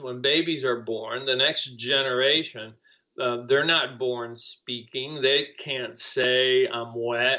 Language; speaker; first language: English; non-native, fluent; Spanish